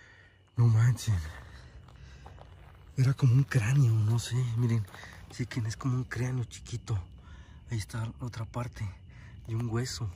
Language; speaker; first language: Spanish; native; Spanish